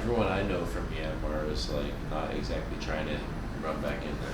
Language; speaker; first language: English; native; English